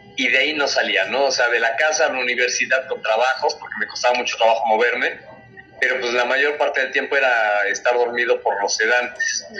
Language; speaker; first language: Spanish; native; Spanish